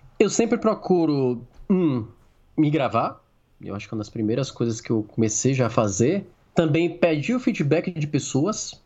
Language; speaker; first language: Portuguese; native; Portuguese